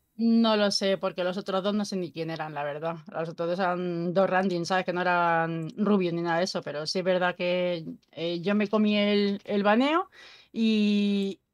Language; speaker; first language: Spanish; native; Spanish